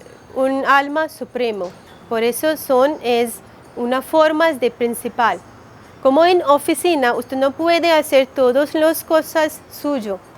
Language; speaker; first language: Spanish; non-native, learner; Hindi